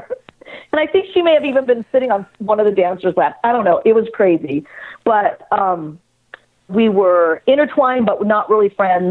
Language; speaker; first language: English; native; English